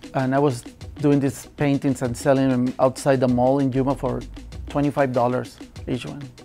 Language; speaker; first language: English; non-native, fluent; Spanish